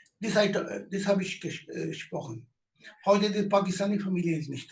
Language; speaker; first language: German; non-native, learner; Urdu